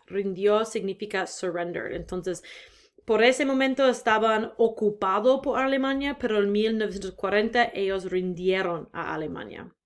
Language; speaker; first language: Spanish; non-native, fluent; English